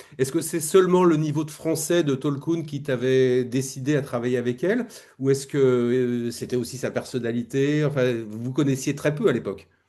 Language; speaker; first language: French; native; French